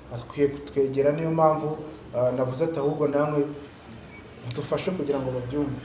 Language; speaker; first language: Kinyarwanda; native; Kinyarwanda